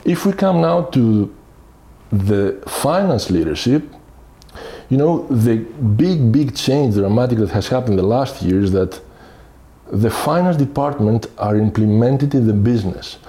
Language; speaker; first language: English; non-native, fluent; Greek